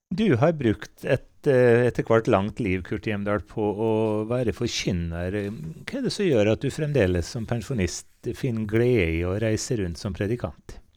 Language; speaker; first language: Norwegian; native; Norwegian